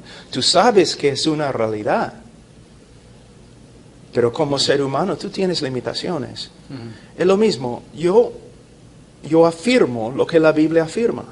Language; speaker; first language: Spanish; non-native, fluent; English